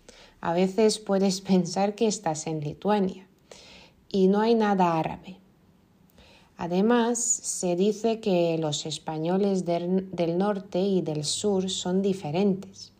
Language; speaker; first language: Spanish; non-native, fluent; Lithuanian